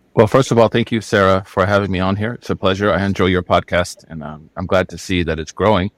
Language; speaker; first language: English; native; English